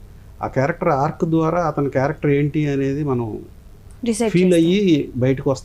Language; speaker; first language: Telugu; native; Telugu